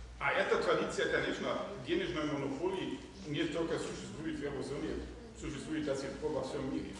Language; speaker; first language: Russian; non-native, fluent; German